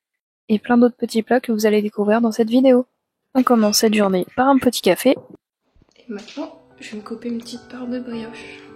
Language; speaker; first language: French; native; French